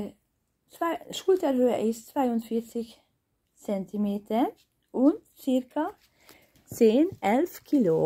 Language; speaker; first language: German; non-native, learner; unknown